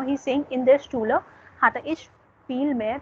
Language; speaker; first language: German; non-native, fluent; Hindi